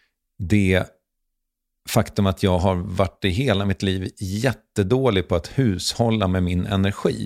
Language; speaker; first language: Swedish; native; Swedish